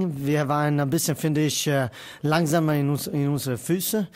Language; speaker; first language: German; non-native, fluent; Swedish